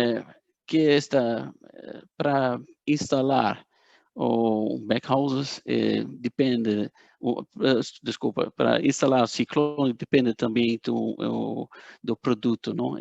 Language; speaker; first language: Portuguese; non-native, fluent; Dutch